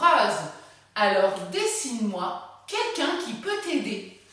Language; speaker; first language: French; native; French